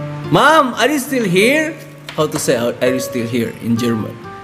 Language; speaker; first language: English; non-native, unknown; Indonesian